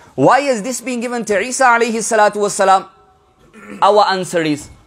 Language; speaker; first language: English; early bilingual, other home language; Urdu